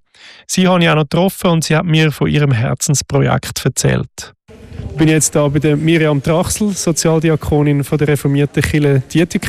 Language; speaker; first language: German; native; German